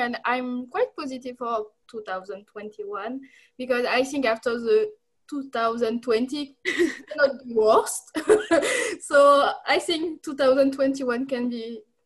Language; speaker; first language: English; non-native, learner; French